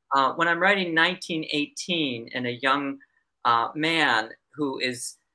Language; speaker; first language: English; native; English